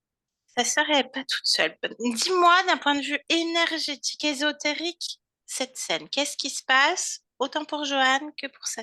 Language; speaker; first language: French; native; French